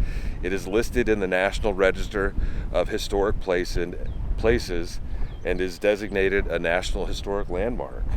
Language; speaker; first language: English; native; English